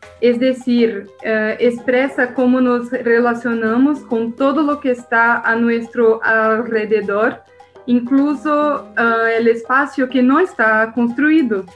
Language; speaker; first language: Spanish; non-native, learner; Portuguese